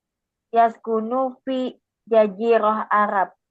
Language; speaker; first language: Arabic; non-native, learner; Indonesian